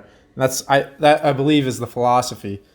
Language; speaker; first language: English; native; English